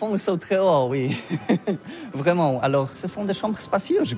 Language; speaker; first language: French; non-native, learner; Polish